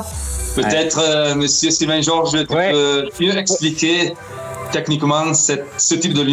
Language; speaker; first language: French; non-native, fluent; Italian